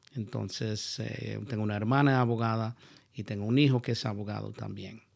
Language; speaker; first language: Spanish; early bilingual, heritage; Spanish